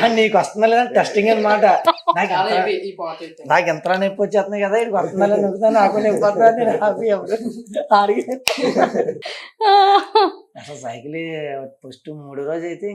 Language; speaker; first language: Telugu; native; Telugu